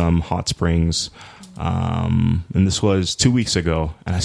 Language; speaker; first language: English; native; English